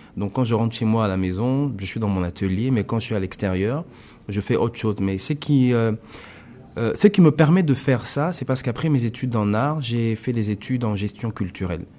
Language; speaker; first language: French; non-native, local second language; Lingala